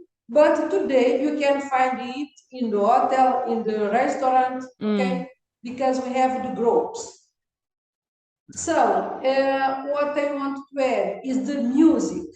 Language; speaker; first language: English; non-native, learner; Kabuverdianu